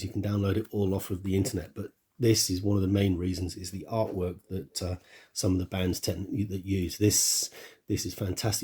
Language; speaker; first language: English; native; English